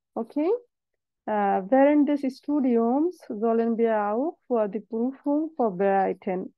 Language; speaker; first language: German; non-native, learner; Bangla